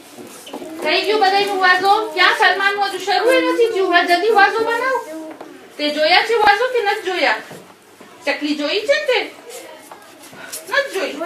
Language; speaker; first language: Gujarati; early bilingual, heritage; Gujarati